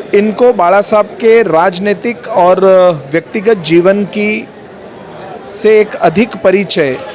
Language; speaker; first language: Hindi; non-native, local second language; Marathi